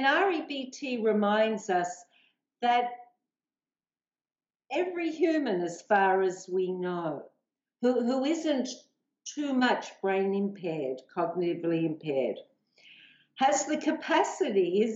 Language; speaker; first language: English; native; English